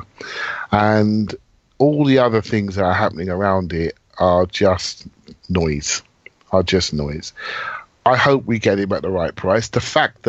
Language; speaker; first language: English; native; English